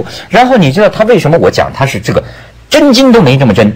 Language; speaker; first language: Chinese; native; Chinese